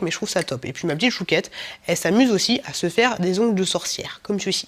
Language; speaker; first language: French; native; French